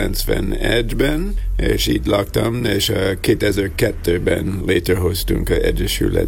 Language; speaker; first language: Hungarian; non-native, learner; English